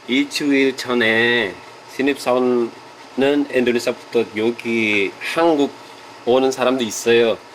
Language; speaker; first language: Korean; non-native, learner; Javanese